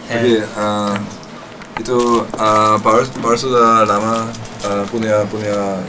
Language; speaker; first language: Indonesian; non-native, learner; German